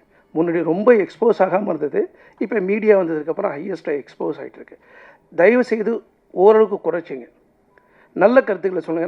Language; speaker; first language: Tamil; native; Tamil